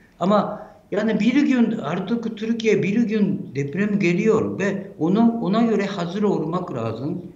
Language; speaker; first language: Turkish; non-native, fluent; Japanese